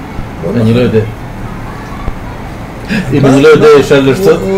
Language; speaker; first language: Hebrew; non-native, fluent; Russian